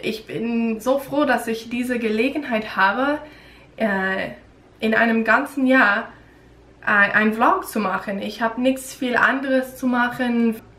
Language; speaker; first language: German; non-native, learner; English